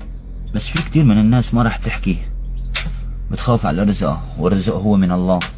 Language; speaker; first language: Arabic; native; Arabic